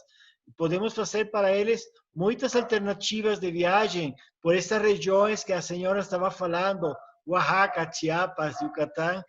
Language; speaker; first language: Portuguese; non-native, learner; Spanish